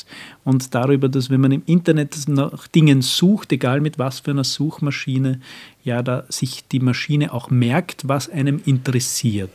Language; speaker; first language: German; native; German